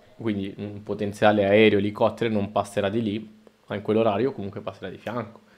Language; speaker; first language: Italian; early bilingual, other home language; Spanish